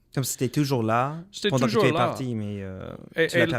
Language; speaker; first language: French; non-native, local second language; English